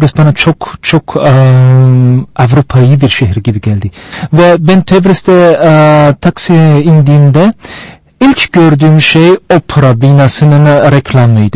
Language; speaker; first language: Turkish; non-native, fluent; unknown